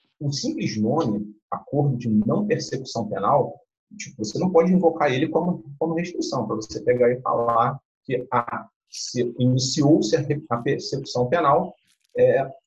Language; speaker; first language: Portuguese; native; Portuguese